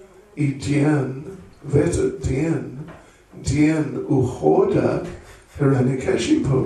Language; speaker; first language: Russian; non-native, learner; English